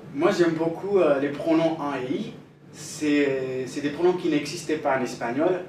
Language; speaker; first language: French; non-native, fluent; Spanish